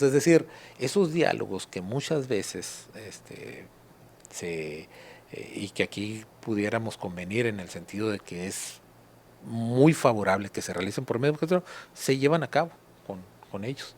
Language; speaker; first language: Spanish; native; Spanish